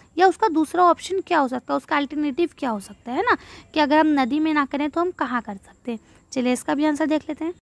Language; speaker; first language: Hindi; native; Hindi